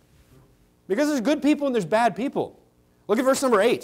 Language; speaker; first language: English; native; English